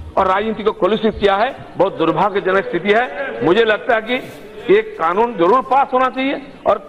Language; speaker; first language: Hindi; non-native, local second language; Bangla